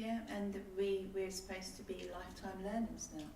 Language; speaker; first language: English; native; English